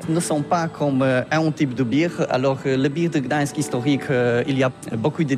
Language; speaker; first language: French; non-native, learner; Polish